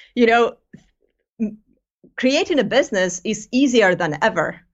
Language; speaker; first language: English; non-native, fluent; Greek